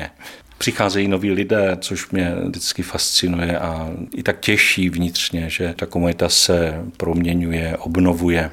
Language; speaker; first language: Czech; native; Czech